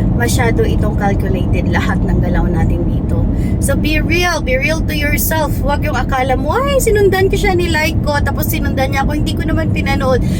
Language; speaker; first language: Filipino; non-native, local second language; Hiligaynon